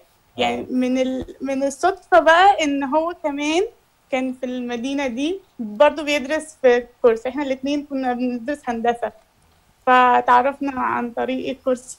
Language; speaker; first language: Arabic; native; Arabic